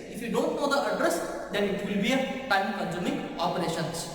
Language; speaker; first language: English; non-native, local second language; Kannada